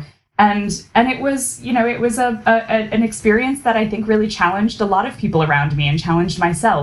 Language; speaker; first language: English; native; English